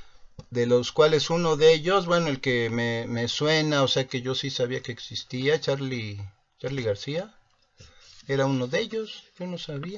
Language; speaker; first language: Spanish; native; Spanish